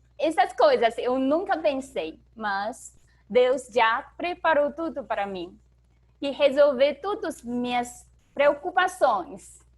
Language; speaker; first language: Portuguese; non-native, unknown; Chinese